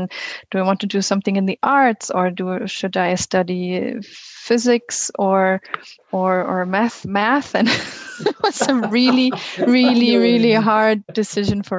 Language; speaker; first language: English; non-native, fluent; German